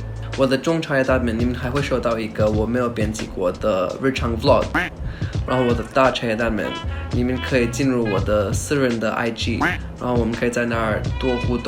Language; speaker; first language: Chinese; early bilingual, other home language; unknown